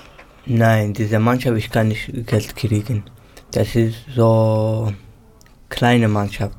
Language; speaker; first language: German; non-native, learner; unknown